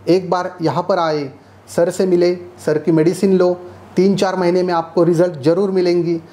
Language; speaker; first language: Hindi; non-native, local second language; Marathi